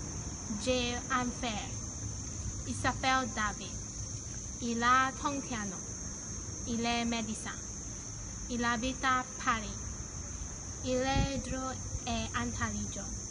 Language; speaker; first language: French; non-native, learner; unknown